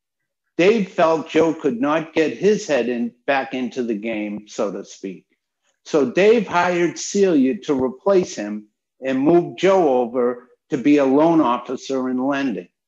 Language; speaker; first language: English; native; English